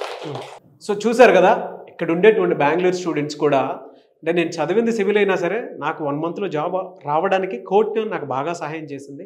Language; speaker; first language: Telugu; native; Telugu